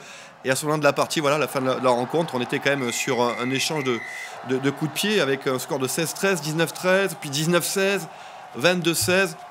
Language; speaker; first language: French; native; French